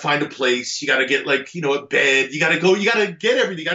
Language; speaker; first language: English; native; English